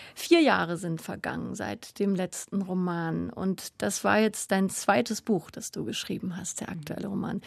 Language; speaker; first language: German; native; German